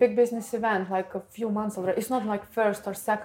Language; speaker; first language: English; non-native, learner; Lithuanian